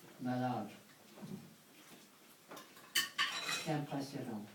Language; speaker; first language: French; non-native, fluent; English